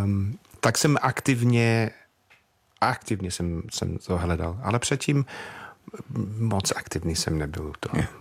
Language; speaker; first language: Czech; non-native, fluent; English